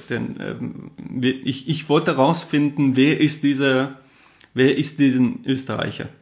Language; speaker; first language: German; non-native, fluent; Persian